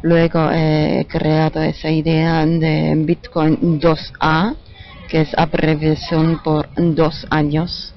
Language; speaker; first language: Spanish; non-native, fluent; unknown